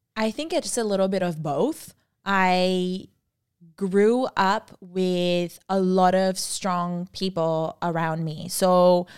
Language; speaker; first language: English; non-native, local second language; Urdu